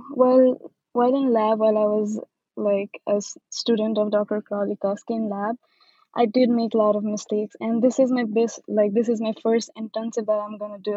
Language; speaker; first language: English; non-native, local second language; Nepali